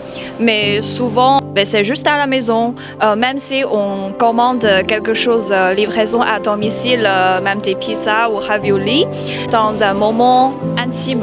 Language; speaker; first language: French; non-native, fluent; Chinese